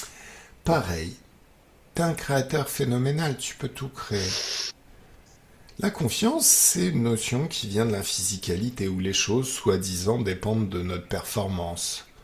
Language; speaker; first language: French; native; French